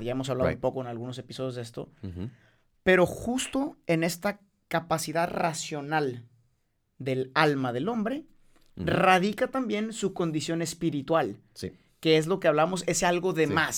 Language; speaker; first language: Spanish; native; Spanish